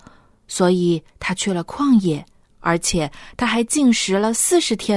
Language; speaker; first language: Chinese; native; Chinese